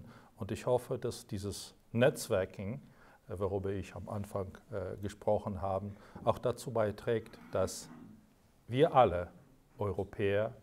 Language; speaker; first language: German; non-native, fluent; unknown